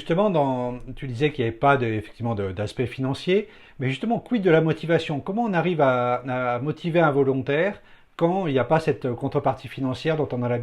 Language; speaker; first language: French; native; French